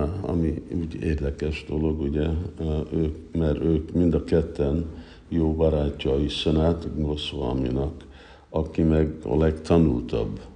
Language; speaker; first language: Hungarian; early bilingual, heritage; Hungarian